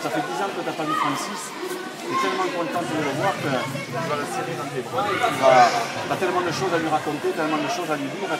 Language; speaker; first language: French; native; French